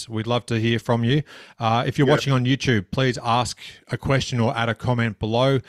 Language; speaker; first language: English; native; English